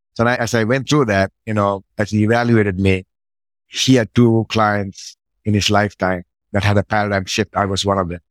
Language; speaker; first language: English; non-native, local second language; Sinhala